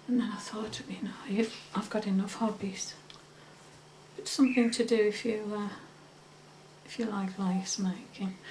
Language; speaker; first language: English; native; English